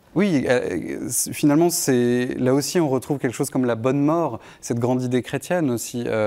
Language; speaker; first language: French; native; French